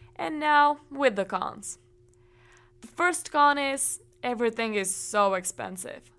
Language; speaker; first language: English; non-native, fluent; Czech